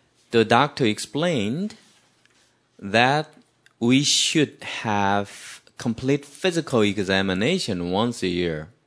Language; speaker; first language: English; non-native, fluent; Korean